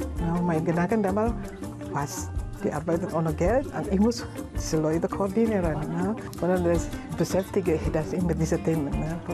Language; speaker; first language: German; non-native, learner; Indonesian